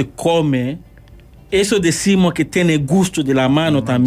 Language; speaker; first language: Spanish; non-native, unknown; Yoruba